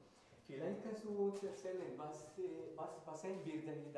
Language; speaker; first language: German; non-native, fluent; Spanish